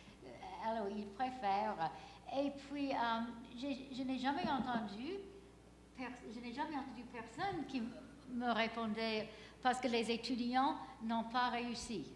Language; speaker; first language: French; non-native, fluent; English